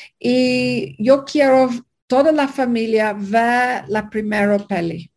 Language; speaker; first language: Spanish; non-native, learner; English